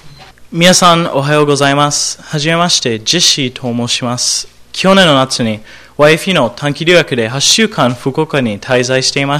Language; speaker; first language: Japanese; non-native, learner; English